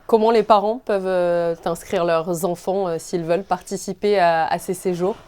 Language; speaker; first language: French; native; French